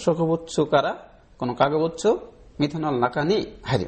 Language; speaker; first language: Japanese; non-native, learner; Bangla